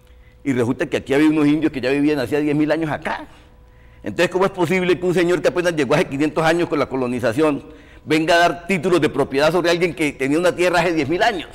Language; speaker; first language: Spanish; native; Spanish